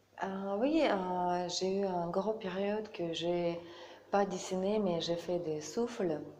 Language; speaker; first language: French; non-native, learner; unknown